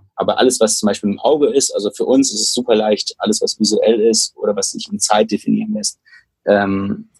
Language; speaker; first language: German; native; German